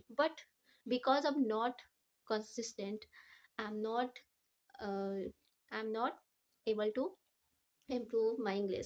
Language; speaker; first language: English; non-native, learner; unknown